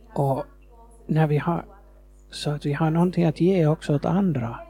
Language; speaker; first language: Swedish; non-native, fluent; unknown